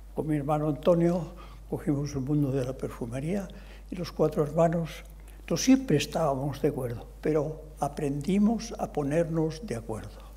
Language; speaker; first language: Spanish; non-native, local second language; Catalan